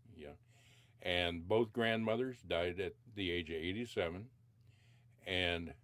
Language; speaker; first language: English; native; English